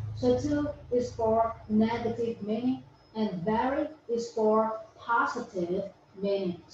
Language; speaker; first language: English; non-native, fluent; Vietnamese